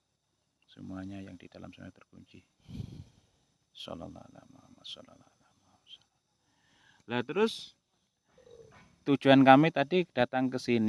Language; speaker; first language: Indonesian; native; Indonesian